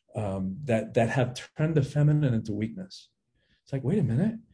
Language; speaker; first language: English; early bilingual, other home language; Spanish